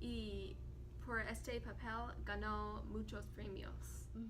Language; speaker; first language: Spanish; non-native, learner; English